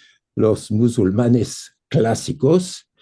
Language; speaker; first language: Spanish; non-native, fluent; French